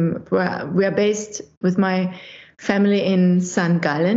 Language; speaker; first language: English; non-native, fluent; German